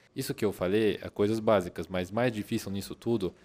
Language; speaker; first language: Portuguese; non-native, fluent; Russian